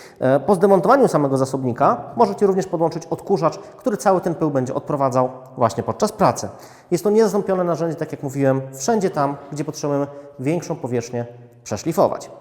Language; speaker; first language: Polish; native; Polish